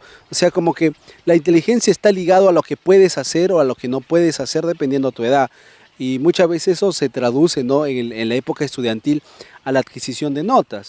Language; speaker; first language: Spanish; native; Spanish